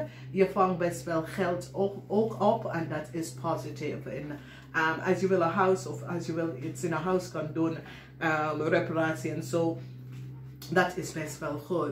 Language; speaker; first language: Dutch; non-native, learner; English